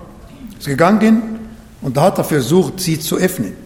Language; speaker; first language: German; non-native, fluent; Arabic